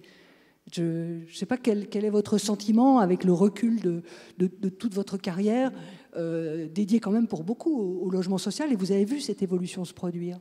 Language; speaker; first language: French; native; French